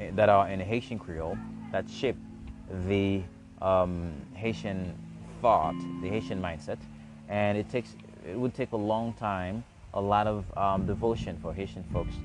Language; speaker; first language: English; non-native, fluent; Haitian Creole